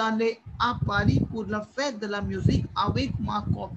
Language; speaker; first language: French; non-native, fluent; Hindi